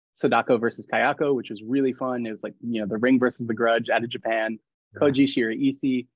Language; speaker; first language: English; native; English